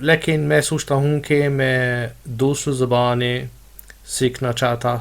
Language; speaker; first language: Hindi; non-native, learner; English